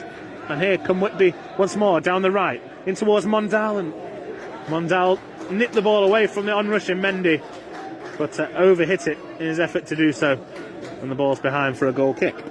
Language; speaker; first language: English; native; English